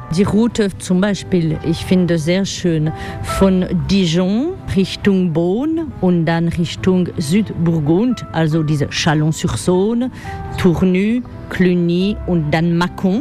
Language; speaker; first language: German; non-native, learner; French